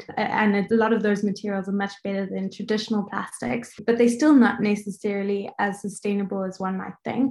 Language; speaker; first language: English; native; English